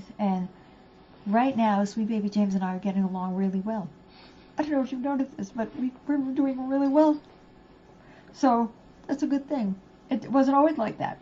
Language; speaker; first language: English; native; English